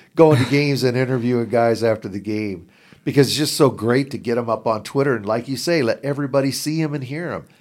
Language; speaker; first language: English; native; English